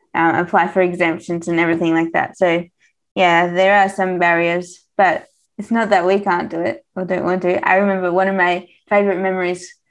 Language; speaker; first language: English; native; English